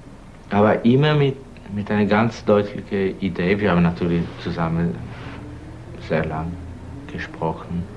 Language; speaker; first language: German; non-native, fluent; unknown